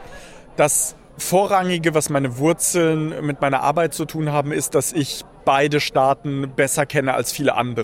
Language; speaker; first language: German; early bilingual, other home language; Russian